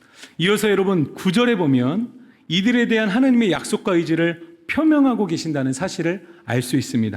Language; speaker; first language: Korean; native; Korean